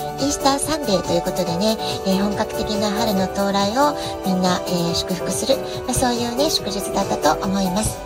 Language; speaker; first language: Japanese; native; Japanese